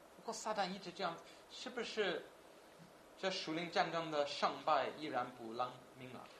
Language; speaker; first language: Chinese; non-native, fluent; English